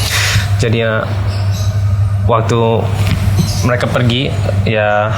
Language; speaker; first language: Indonesian; early bilingual, heritage; Indonesian